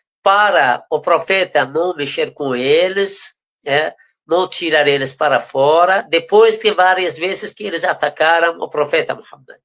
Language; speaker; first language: Portuguese; non-native, fluent; Persian